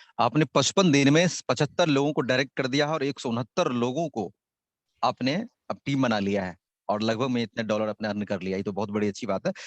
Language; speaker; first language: Hindi; native; Hindi